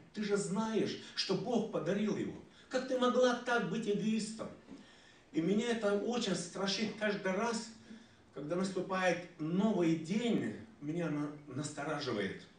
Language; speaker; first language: Russian; non-native, local second language; Ukrainian